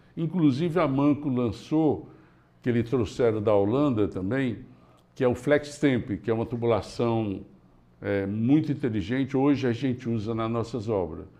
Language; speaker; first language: Portuguese; native; Portuguese